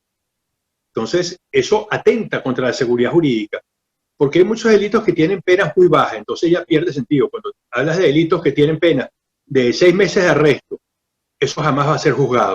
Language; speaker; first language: Spanish; native; Spanish